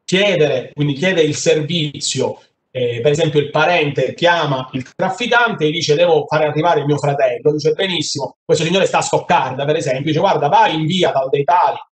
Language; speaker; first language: Italian; native; Italian